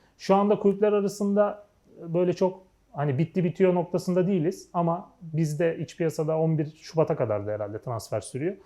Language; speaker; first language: Turkish; native; Turkish